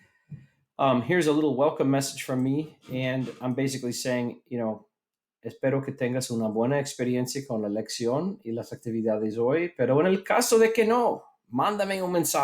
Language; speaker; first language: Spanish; non-native, fluent; English